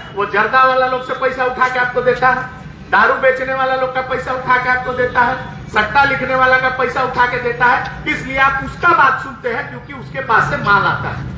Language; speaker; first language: Hindi; non-native, local second language; Bangla